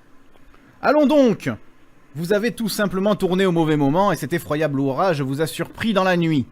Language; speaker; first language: French; native; French